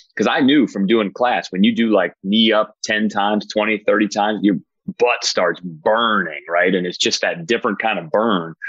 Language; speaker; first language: English; native; English